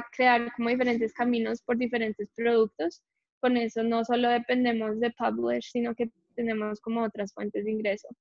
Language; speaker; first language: Spanish; early bilingual, heritage; English